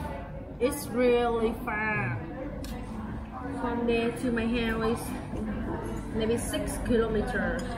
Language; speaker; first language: English; non-native, learner; Vietnamese